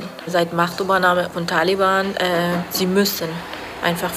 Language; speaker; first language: German; non-native, learner; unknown